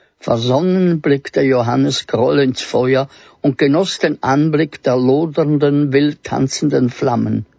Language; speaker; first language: German; native; German